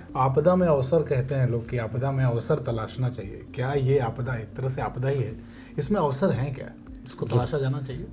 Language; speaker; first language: Hindi; native; Hindi